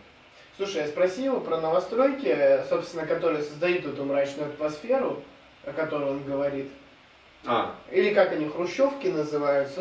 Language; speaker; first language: Russian; native; Russian